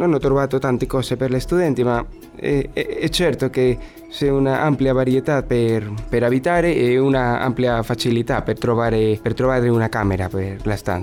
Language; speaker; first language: Italian; non-native, learner; Spanish